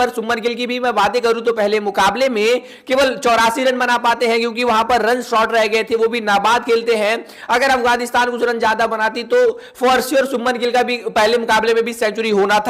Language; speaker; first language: Hindi; native; Hindi